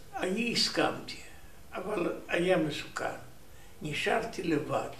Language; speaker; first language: Hebrew; non-native, learner; Romanian